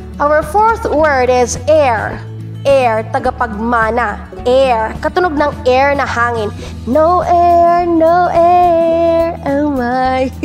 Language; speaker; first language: Filipino; native; Filipino